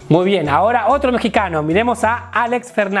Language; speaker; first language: Spanish; native; Spanish